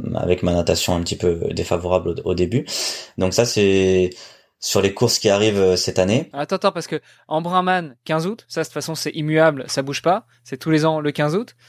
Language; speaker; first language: French; native; French